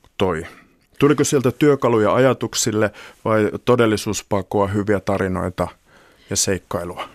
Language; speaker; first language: Finnish; native; Finnish